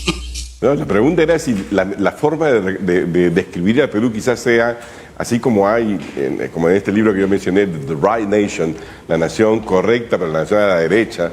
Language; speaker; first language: Spanish; native; Spanish